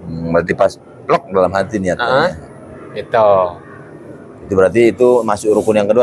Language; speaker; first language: Indonesian; native; Indonesian